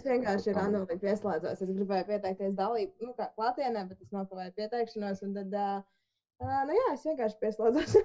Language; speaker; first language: Latvian; non-native, local second language; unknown